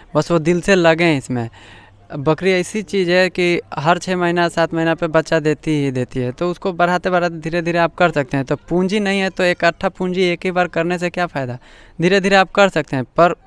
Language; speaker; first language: Hindi; native; Hindi